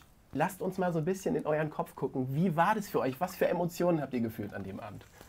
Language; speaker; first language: German; native; German